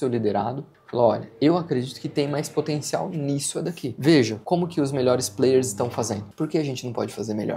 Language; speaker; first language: Portuguese; native; Portuguese